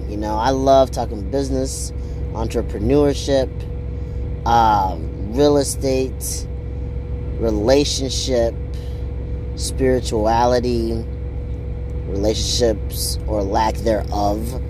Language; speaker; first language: English; early bilingual, other home language; Kinyarwanda